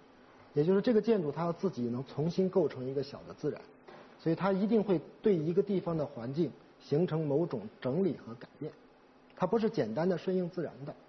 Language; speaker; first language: Chinese; native; Chinese